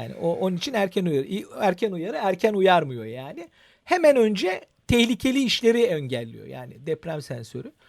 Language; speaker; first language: Turkish; native; Turkish